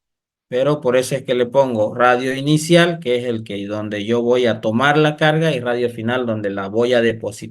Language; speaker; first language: Spanish; native; Spanish